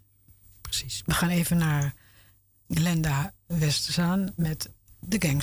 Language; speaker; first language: Dutch; native; Dutch